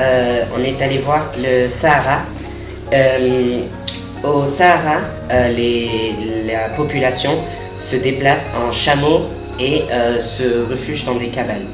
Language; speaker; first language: French; non-native, fluent; Spanish